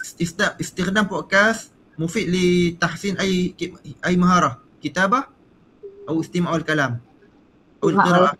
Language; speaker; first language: Arabic; non-native, fluent; Malay